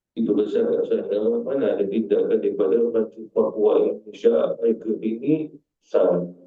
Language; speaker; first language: Malay; native; Malay